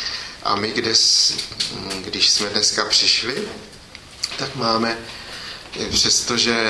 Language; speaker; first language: Czech; native; Czech